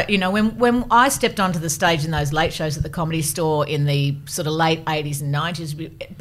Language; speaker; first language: English; native; English